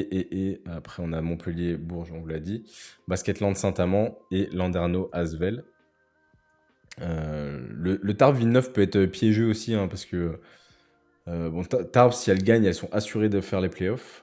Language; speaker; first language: French; native; French